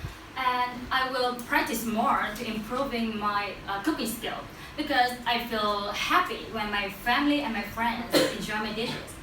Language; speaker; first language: English; non-native, learner; Vietnamese